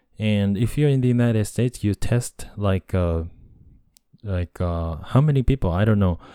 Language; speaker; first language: English; non-native, fluent; Japanese